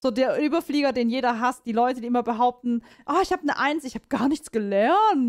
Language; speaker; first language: German; native; German